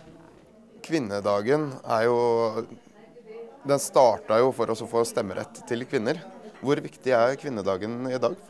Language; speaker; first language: Norwegian; native; Norwegian